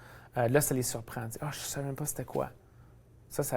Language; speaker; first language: French; native; French